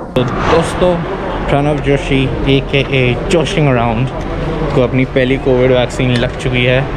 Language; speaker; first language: Hindi; native; Hindi